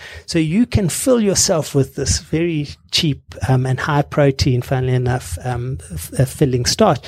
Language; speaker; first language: English; native; English